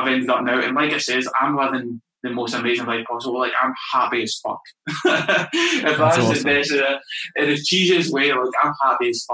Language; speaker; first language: English; native; English